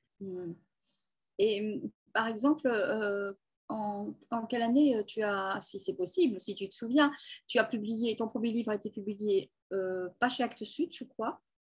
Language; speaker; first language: French; native; French